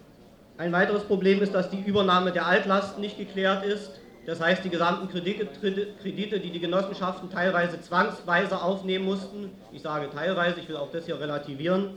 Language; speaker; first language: German; native; German